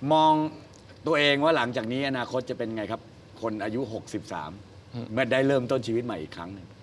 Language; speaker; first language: Thai; native; Thai